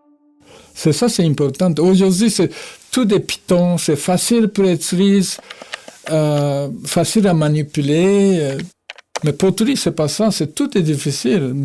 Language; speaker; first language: French; non-native, fluent; Japanese